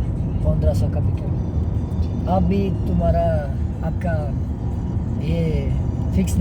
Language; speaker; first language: Hindi; non-native, learner; Tajik